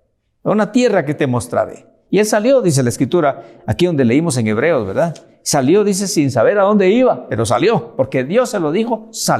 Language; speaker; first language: Spanish; native; Spanish